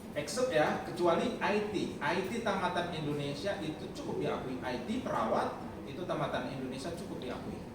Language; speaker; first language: Indonesian; non-native, local second language; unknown